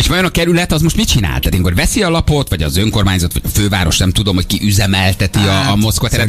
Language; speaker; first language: Hungarian; native; Hungarian